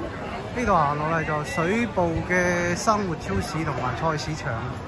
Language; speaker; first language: Chinese; native; Chinese